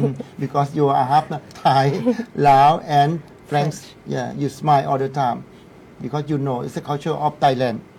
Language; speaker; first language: English; non-native, learner; Thai